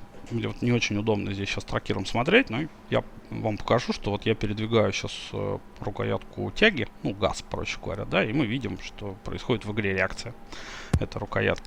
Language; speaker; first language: Russian; native; Russian